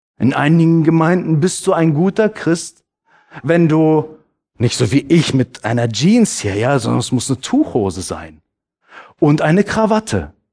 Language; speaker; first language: German; early bilingual, other home language; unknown